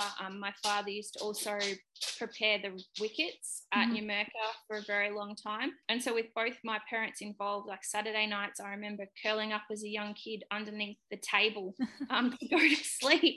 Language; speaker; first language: English; native; English